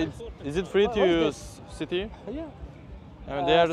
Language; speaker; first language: English; non-native, fluent; Turkish